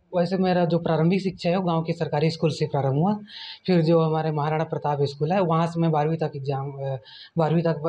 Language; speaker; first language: Hindi; native; Hindi